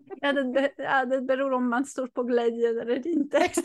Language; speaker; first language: Swedish; non-native, fluent; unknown